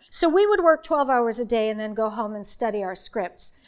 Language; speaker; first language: English; native; English